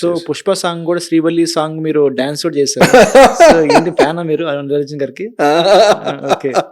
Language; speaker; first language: Telugu; native; Telugu